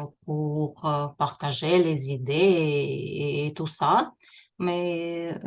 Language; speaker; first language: French; non-native, learner; Russian